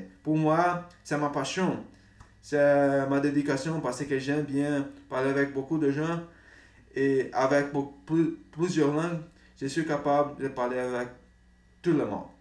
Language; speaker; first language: French; non-native, learner; Portuguese